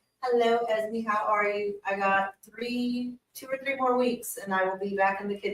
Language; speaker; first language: English; native; English